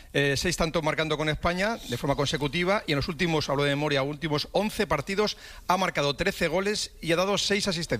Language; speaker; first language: Spanish; native; Spanish